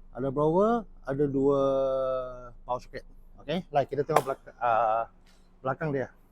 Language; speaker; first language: Malay; non-native, local second language; Chinese